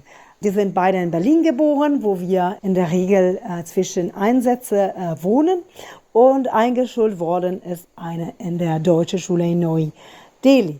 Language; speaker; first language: German; non-native, fluent; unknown